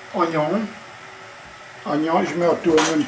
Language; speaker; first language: French; non-native, fluent; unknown